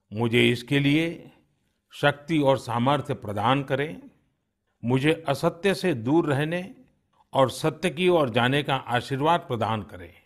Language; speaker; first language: Hindi; non-native, local second language; Gujarati